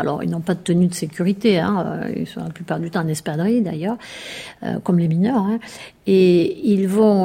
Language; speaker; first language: French; native; French